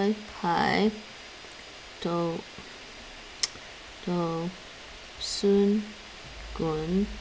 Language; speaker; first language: Cantonese; non-native, learner; English